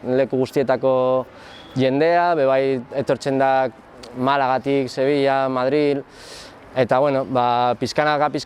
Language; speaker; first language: Basque; non-native, local second language; Spanish